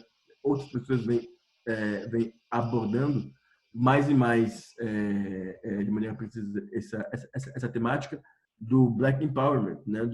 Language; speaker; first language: Portuguese; non-native, fluent; French